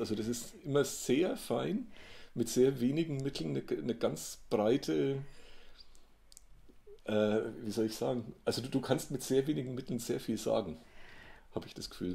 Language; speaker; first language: German; native; German